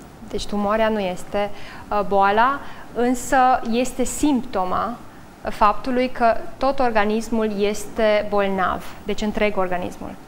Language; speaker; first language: Romanian; native; Romanian